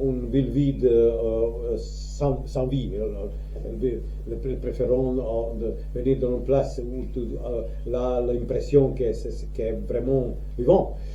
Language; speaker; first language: French; non-native, learner; Croatian